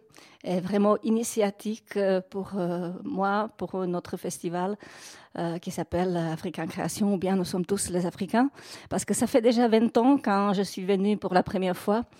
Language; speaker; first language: French; non-native, fluent; Czech